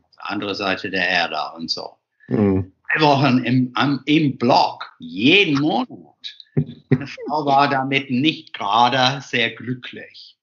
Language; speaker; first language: German; non-native, fluent; English